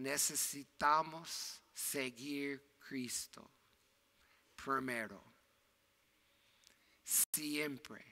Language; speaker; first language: Spanish; non-native, fluent; English